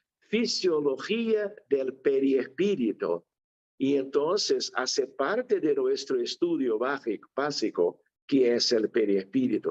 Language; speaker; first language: Spanish; non-native, fluent; Portuguese